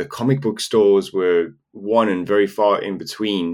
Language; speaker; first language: English; non-native, local second language; Afrikaans